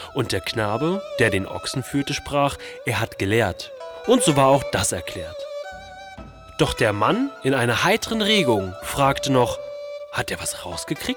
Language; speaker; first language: German; native; German